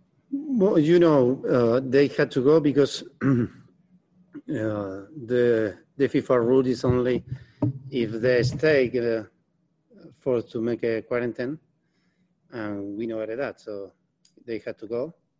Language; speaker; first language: English; non-native, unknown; Spanish